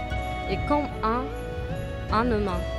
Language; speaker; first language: French; non-native, learner; Mongolian